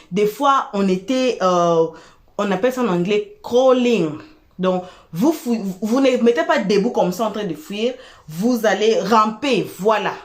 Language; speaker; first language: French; non-native, local second language; Lingala